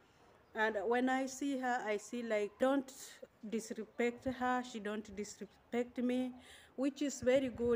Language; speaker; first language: English; non-native, learner; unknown